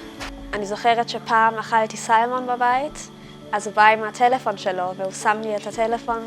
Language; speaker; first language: Hebrew; early bilingual, heritage; German